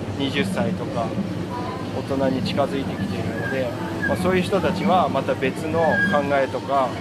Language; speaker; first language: Japanese; native; Japanese